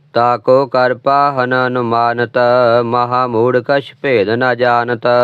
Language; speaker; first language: Hindi; non-native, local second language; Punjabi